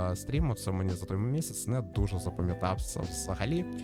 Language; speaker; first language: Ukrainian; non-native, local second language; Russian